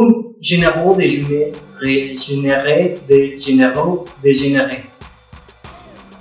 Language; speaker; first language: French; non-native, learner; Spanish